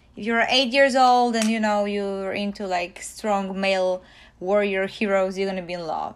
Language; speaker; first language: English; non-native, fluent; Polish